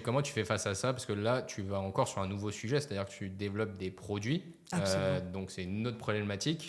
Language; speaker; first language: French; native; French